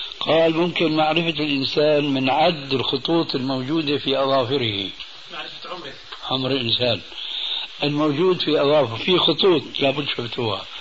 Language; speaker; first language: Arabic; early bilingual, other home language; Albanian